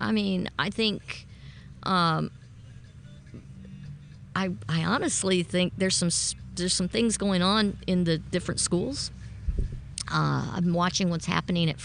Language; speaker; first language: English; native; English